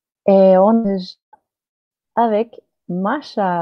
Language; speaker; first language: French; non-native, fluent; Slovenian